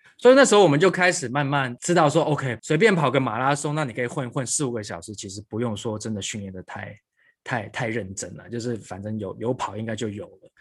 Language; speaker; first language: Chinese; non-native, local second language; Cantonese